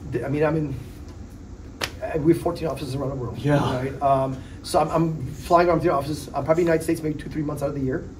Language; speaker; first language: English; early bilingual, other home language; Polish